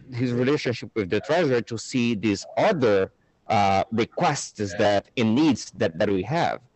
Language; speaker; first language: English; non-native, fluent; Portuguese